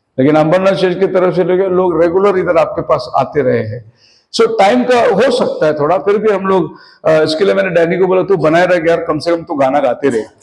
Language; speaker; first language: Hindi; non-native, local second language; Tamil